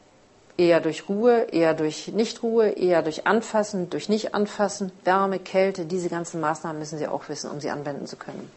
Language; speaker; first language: German; native; German